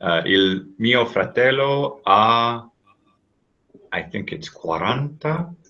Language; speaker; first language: Italian; non-native, learner; English